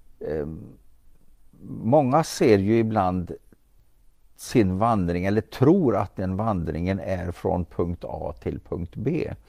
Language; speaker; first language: Swedish; native; Swedish